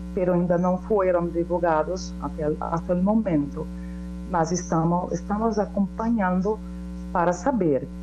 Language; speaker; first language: Spanish; non-native, learner; Portuguese